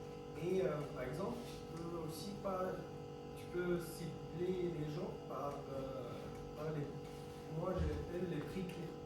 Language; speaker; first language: French; non-native, fluent; Arabic